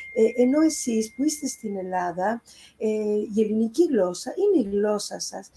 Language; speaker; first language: Greek; early bilingual, heritage; Greek